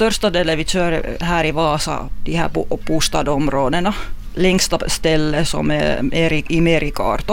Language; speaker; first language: Swedish; non-native, local second language; Finnish